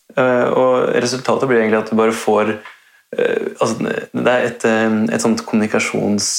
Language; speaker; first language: Norwegian; native; Norwegian